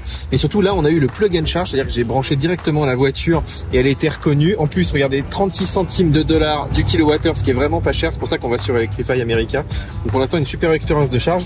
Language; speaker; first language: French; native; French